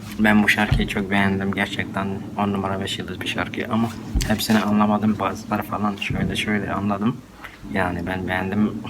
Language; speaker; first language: Turkish; non-native, fluent; Arabic